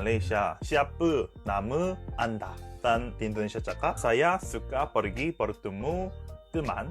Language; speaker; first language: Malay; non-native, learner; English